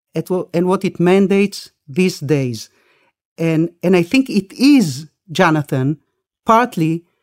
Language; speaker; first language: English; early bilingual, other home language; Spanish